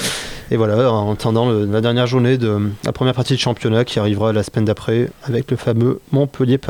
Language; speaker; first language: French; native; French